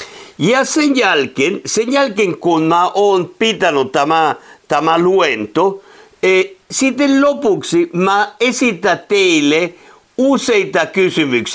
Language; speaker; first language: Finnish; non-native, fluent; Spanish